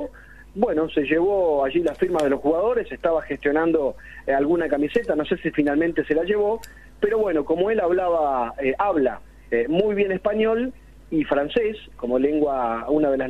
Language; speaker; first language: Spanish; native; Spanish